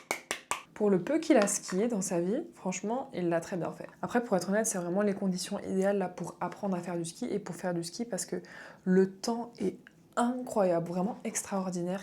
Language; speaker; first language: French; native; French